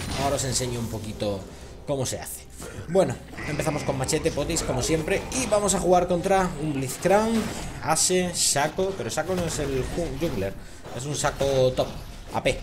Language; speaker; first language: Spanish; native; Spanish